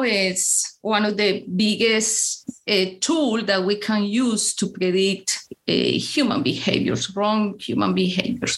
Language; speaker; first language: English; non-native, fluent; Spanish